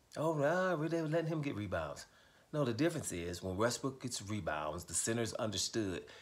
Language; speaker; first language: English; native; English